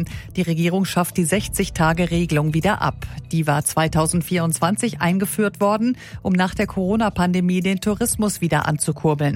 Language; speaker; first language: German; native; German